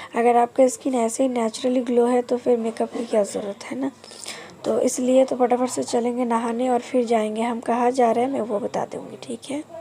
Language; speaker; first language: Hindi; non-native, local second language; Bangla